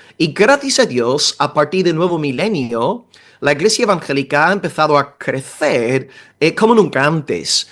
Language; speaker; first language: Spanish; non-native, fluent; English